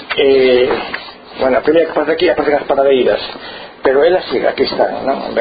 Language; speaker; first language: Galician; non-native, local second language; Spanish